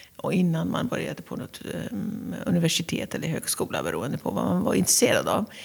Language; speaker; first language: Swedish; non-native, fluent; Persian